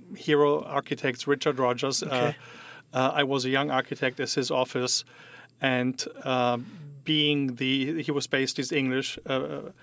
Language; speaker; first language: English; non-native, fluent; German